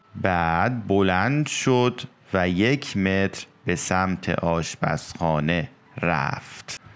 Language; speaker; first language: Persian; native; Persian